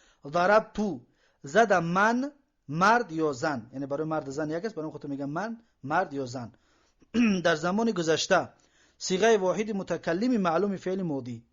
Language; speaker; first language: Persian; native; Persian